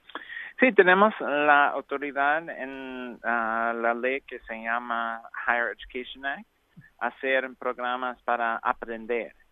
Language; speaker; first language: Spanish; non-native, learner; English